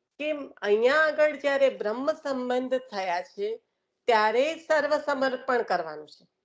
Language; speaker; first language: Gujarati; early bilingual, heritage; Gujarati